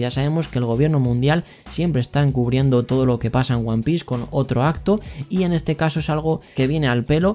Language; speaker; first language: Spanish; native; Spanish